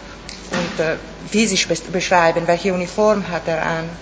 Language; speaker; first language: German; non-native, fluent; Italian